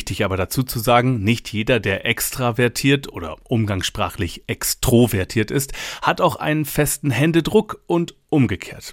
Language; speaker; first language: German; native; German